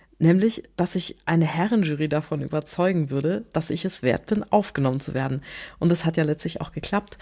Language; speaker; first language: German; native; German